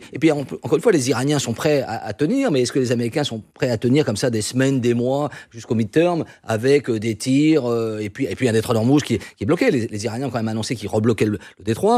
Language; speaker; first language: French; native; French